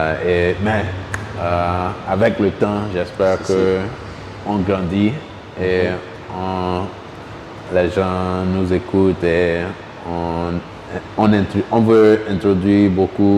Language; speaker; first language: French; non-native, local second language; Ewe